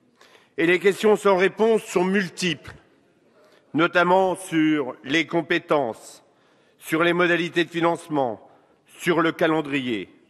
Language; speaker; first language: French; native; French